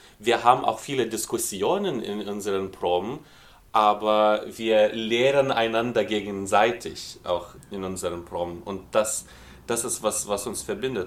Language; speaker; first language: German; non-native, fluent; Lithuanian